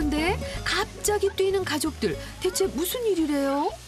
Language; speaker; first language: Korean; native; Korean